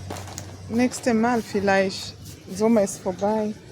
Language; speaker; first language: German; non-native, learner; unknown